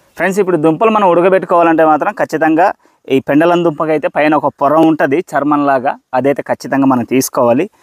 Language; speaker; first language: Telugu; non-native, local second language; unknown